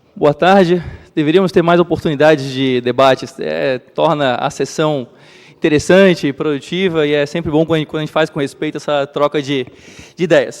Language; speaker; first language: Portuguese; native; Portuguese